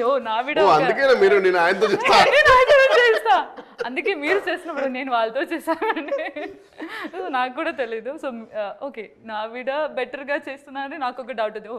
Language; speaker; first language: Telugu; non-native, learner; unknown